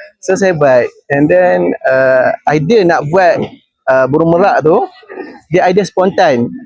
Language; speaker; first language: Malay; native; Malay